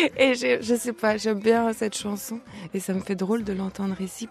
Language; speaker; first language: French; early bilingual, other home language; Lithuanian